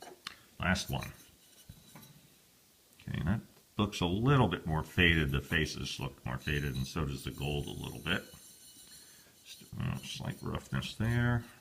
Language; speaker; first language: English; native; English